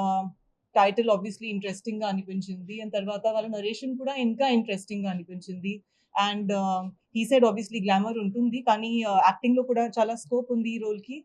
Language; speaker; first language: Telugu; non-native, learner; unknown